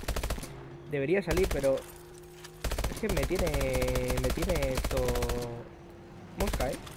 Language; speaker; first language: Spanish; native; Spanish